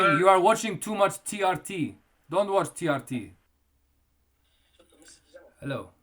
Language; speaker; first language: English; non-native, fluent; Kurdish